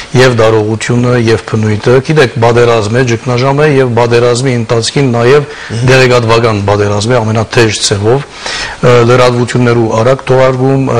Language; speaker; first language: Armenian; early bilingual, heritage; Armenian